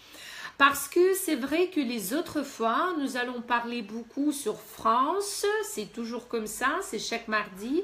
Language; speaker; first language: French; non-native, fluent; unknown